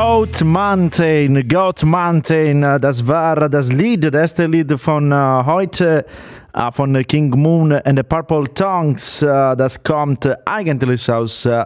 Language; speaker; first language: German; non-native, fluent; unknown